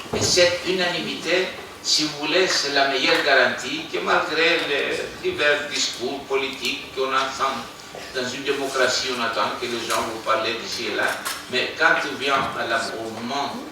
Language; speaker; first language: French; non-native, fluent; Greek